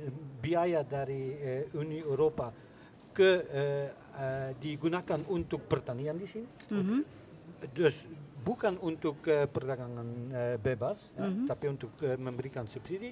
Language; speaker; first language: Indonesian; non-native, fluent; Dutch